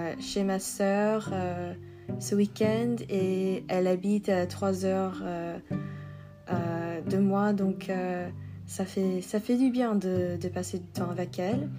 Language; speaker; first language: French; non-native, learner; English